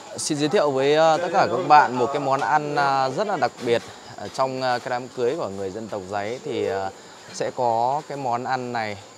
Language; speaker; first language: Vietnamese; native; Vietnamese